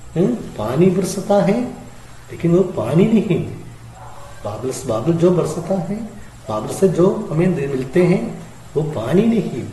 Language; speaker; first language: Hindi; non-native, local second language; Malayalam